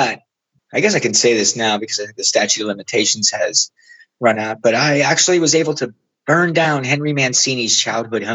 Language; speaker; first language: English; native; English